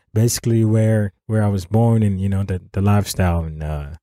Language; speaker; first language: English; non-native, local second language; Akan